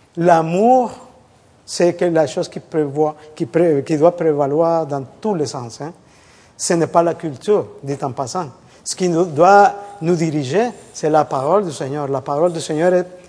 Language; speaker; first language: French; non-native, fluent; Spanish